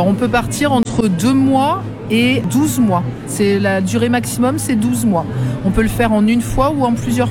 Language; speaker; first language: French; native; French